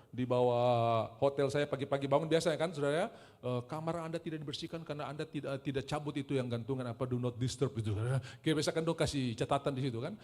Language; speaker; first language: Indonesian; native; Indonesian